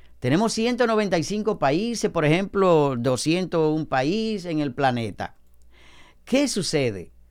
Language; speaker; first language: Spanish; native; Spanish